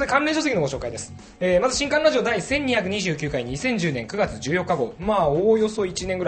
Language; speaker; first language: Japanese; native; Japanese